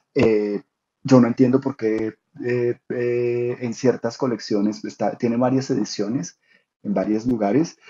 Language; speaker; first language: Spanish; native; Spanish